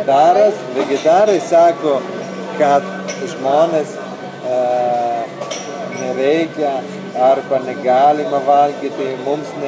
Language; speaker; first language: Lithuanian; non-native, learner; Italian